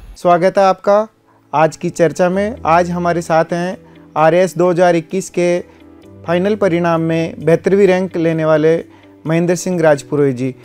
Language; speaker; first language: Hindi; native; Hindi